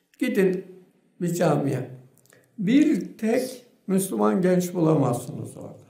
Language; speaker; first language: Turkish; native; Turkish